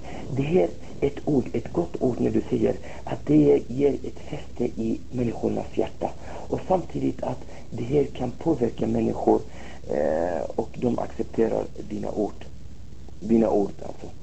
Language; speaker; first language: Swedish; non-native, fluent; Arabic